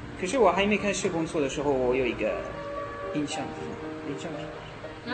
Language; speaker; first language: Chinese; non-native, learner; French